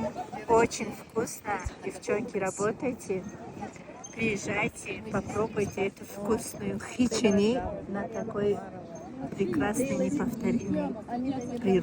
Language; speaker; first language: Russian; non-native, fluent; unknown